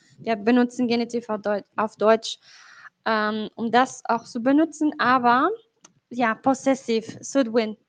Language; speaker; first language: German; non-native, fluent; Spanish